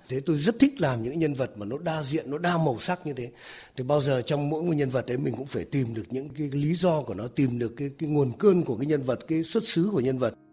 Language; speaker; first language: Vietnamese; native; Vietnamese